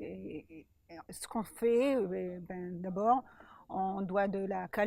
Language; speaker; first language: French; non-native, learner; Hebrew